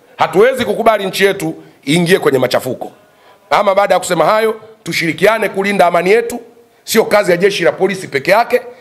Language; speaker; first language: Swahili; native; Swahili